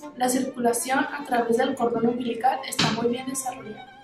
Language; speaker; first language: Spanish; native; Spanish